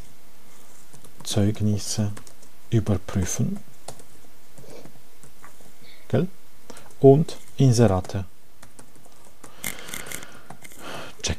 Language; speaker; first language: German; non-native, fluent; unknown